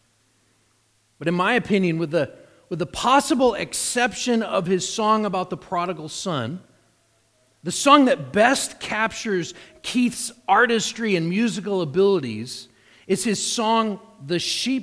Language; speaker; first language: English; native; English